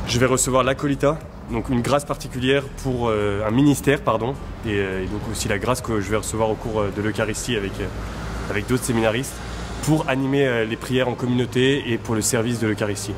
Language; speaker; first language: French; native; French